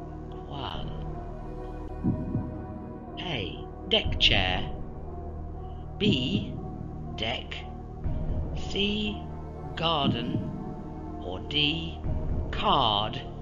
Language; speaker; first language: Spanish; non-native, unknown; English